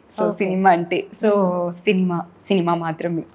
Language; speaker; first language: Telugu; non-native, learner; Tamil